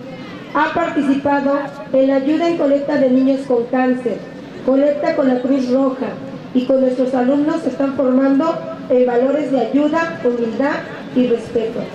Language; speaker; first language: Spanish; native; Spanish